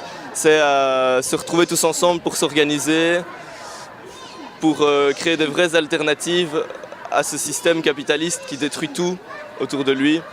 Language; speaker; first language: French; native; French